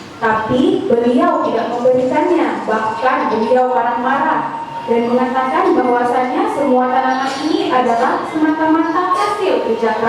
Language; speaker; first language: Indonesian; native; Indonesian